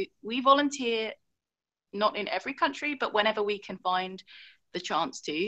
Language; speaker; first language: English; native; English